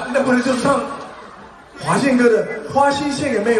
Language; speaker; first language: Chinese; native; Chinese